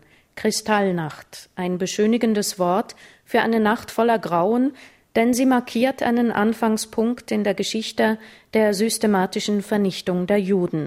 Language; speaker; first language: German; native; German